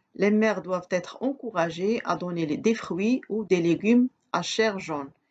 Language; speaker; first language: French; non-native, local second language; Arabic